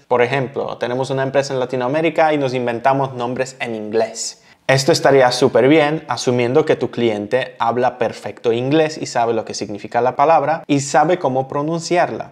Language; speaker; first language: Spanish; non-native, fluent; Polish